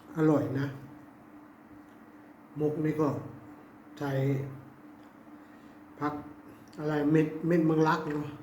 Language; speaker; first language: Thai; non-native, local second language; Lao